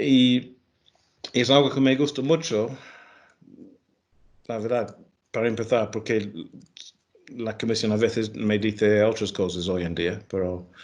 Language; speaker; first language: Spanish; non-native, fluent; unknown